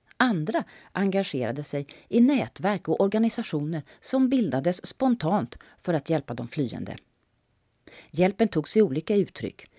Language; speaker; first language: Swedish; native; Swedish